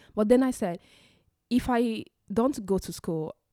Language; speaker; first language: English; non-native, local second language; Igbo